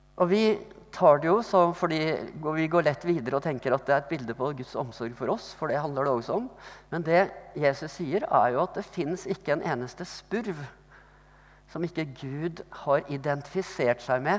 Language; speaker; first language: Norwegian; native; Norwegian